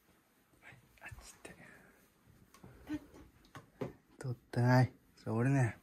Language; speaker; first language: Japanese; native; Japanese